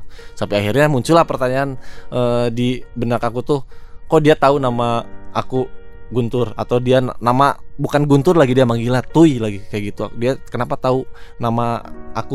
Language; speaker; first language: Indonesian; native; Indonesian